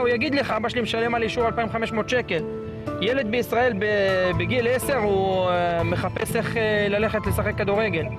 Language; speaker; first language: Hebrew; native; Hebrew